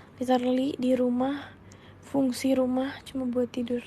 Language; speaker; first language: Indonesian; native; Indonesian